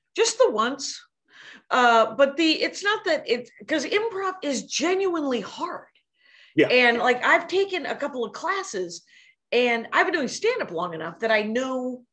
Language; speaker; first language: English; native; English